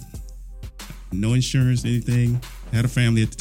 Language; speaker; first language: English; native; English